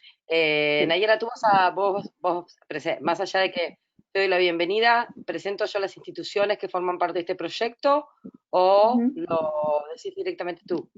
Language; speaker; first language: Spanish; native; Spanish